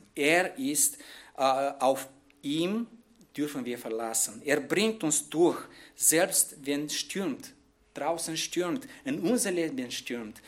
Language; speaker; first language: German; non-native, fluent; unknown